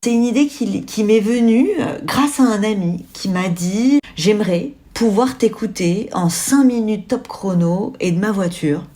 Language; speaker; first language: French; native; French